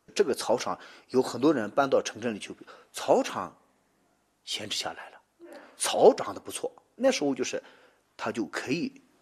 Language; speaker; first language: Chinese; non-native, local second language; Tibetan